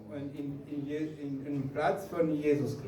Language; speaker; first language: German; non-native, fluent; Rundi